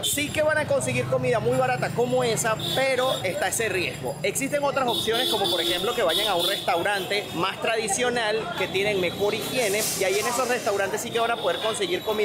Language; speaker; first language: Spanish; native; Spanish